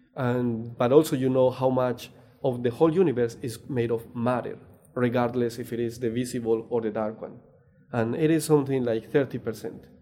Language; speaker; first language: English; non-native, fluent; Spanish